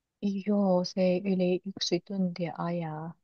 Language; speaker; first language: Finnish; non-native, learner; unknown